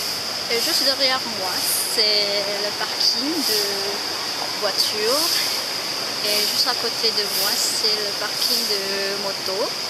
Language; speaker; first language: French; non-native, fluent; Indonesian